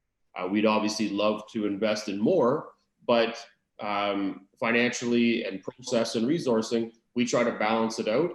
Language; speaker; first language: English; native; English